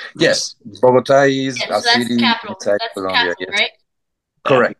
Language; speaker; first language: English; non-native, fluent; Spanish